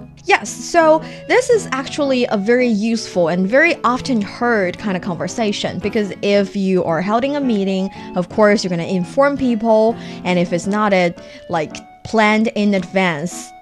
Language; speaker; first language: English; non-native, fluent; Chinese